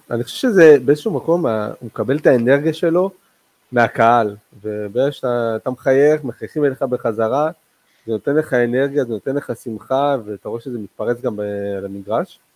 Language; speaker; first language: Hebrew; non-native, local second language; Arabic